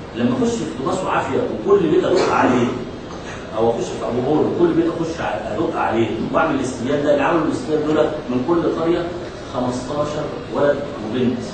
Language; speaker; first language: Egyptian Arabic; native; Egyptian Arabic